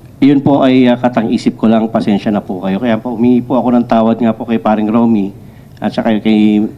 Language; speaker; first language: Filipino; non-native, local second language; Cebuano